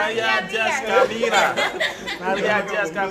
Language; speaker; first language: Spanish; non-native, learner; Haitian Creole